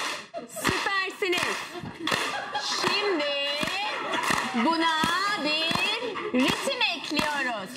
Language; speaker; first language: Turkish; native; Turkish